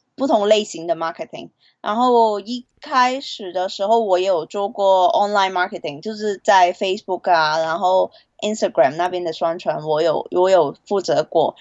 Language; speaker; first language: Chinese; non-native, fluent; Cantonese